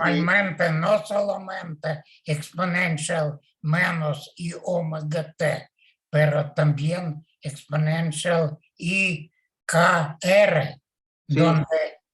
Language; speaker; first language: Spanish; non-native, learner; Portuguese